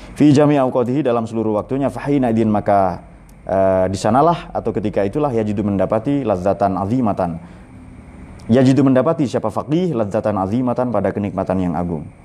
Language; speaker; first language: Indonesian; non-native, local second language; Madurese